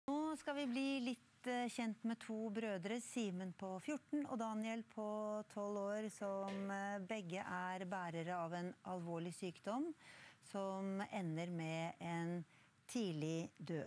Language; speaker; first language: Norwegian; native; Norwegian